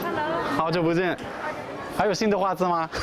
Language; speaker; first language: Chinese; non-native, fluent; Dutch